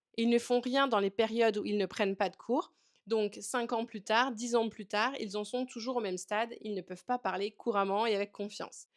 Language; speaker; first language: French; native; French